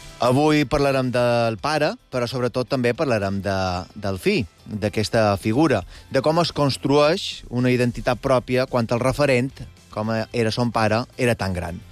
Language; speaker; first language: Catalan; native; Catalan